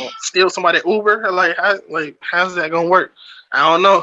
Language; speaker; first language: English; native; English